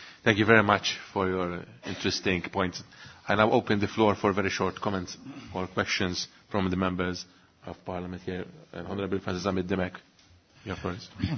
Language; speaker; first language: English; non-native, local second language; Maltese